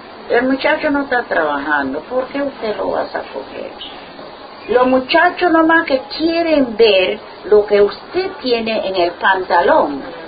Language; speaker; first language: Spanish; non-native, local second language; English